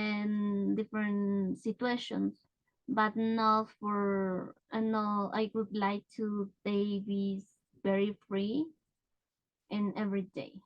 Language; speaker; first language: English; non-native, learner; Spanish